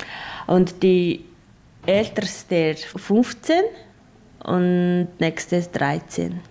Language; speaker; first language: German; non-native, learner; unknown